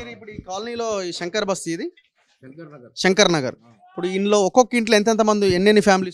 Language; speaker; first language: Telugu; native; Telugu